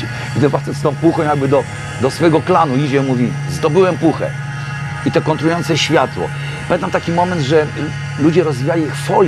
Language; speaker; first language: Polish; native; Polish